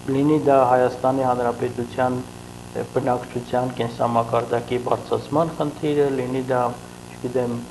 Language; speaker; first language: Armenian; native; Armenian